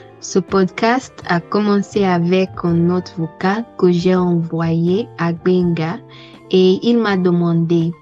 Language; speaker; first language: French; non-native, learner; English